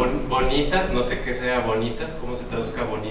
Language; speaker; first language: Spanish; native; Spanish